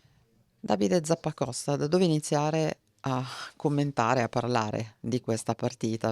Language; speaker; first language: Italian; native; Italian